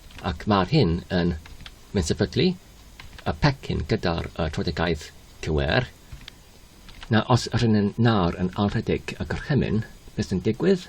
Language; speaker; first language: Welsh; non-native, learner; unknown